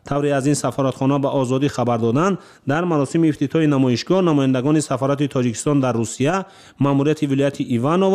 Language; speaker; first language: Tajik; native; Tajik